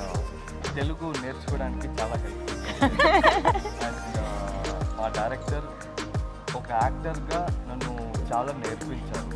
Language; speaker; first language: Telugu; non-native, fluent; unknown